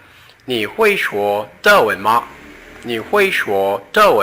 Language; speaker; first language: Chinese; non-native, learner; Portuguese